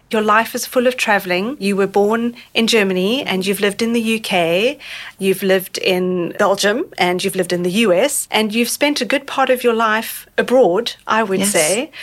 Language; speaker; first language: English; native; English